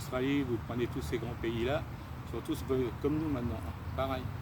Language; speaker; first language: French; native; French